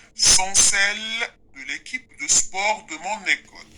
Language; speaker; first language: French; non-native, local second language; Arabic